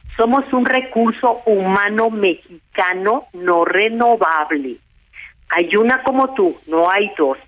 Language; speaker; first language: Spanish; native; Spanish